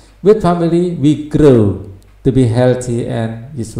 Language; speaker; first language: English; non-native, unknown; Indonesian